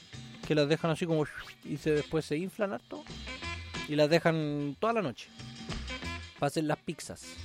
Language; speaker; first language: Spanish; native; Spanish